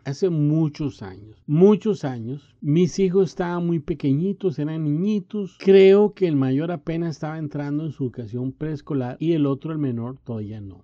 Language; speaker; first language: Spanish; native; Spanish